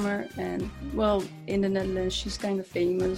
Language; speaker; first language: English; non-native, fluent; Dutch